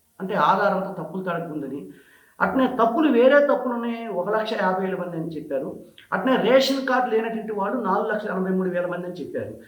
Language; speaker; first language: Telugu; native; Telugu